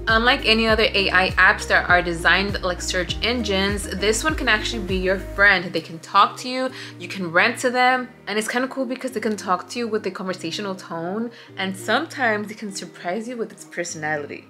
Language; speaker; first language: English; early bilingual, other home language; Spanish